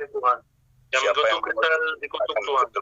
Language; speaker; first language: Indonesian; non-native, fluent; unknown